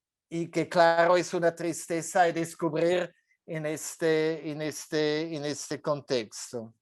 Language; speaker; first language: Spanish; non-native, fluent; French